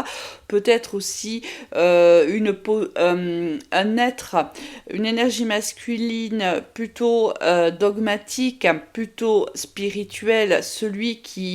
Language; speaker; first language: French; native; French